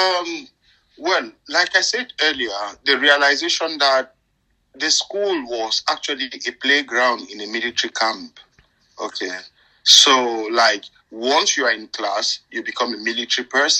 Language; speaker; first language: English; non-native, local second language; French